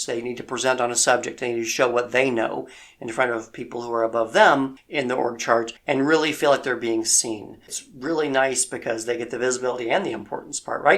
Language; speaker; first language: English; native; English